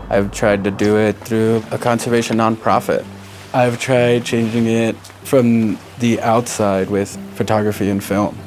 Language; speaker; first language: English; native; English